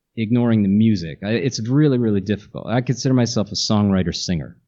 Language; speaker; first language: English; native; English